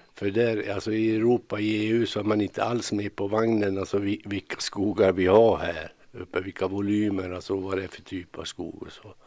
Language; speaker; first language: Swedish; native; Swedish